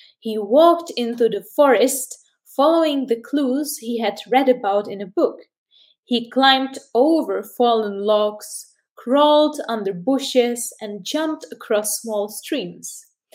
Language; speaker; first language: English; non-native, fluent; Czech